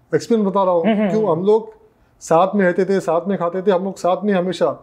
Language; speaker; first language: Hindi; non-native, local second language; Urdu